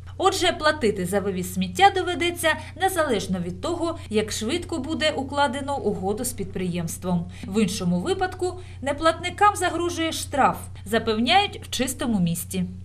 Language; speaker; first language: Ukrainian; native; Ukrainian